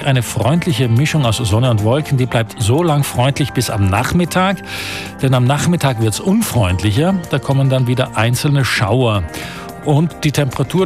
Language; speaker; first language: German; native; German